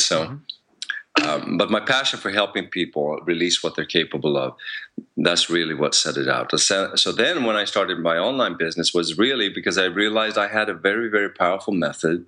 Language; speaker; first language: English; non-native, fluent; Swedish